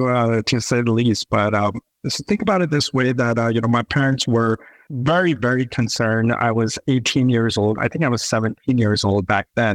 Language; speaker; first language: English; non-native, local second language; Urdu